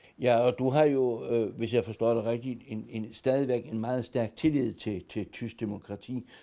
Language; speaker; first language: Danish; non-native, local second language; German